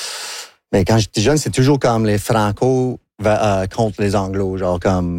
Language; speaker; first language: French; non-native, local second language; English